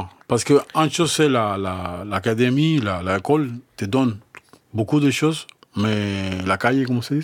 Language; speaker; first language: French; non-native, learner; Spanish